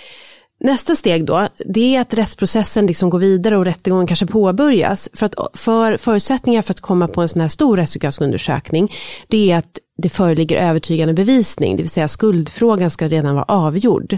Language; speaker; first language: Swedish; native; Swedish